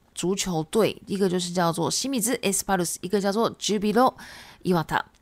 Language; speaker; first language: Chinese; non-native, fluent; Japanese